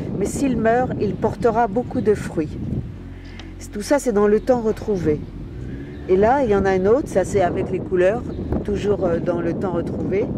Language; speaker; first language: French; native; French